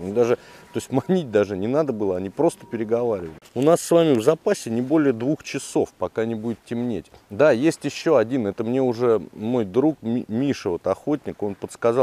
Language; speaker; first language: Russian; native; Russian